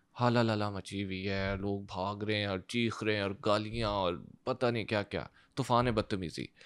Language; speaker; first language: Urdu; native; Urdu